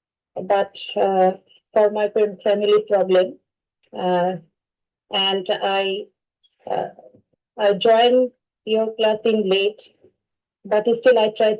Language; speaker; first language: English; non-native, learner; Bangla